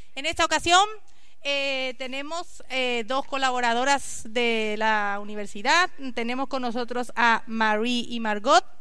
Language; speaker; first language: Spanish; native; Spanish